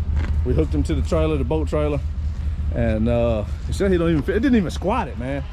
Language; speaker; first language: English; native; English